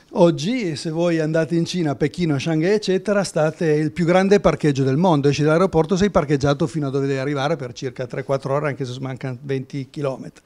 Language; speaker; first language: Italian; native; Italian